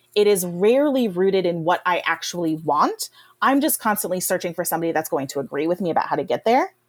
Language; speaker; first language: English; native; English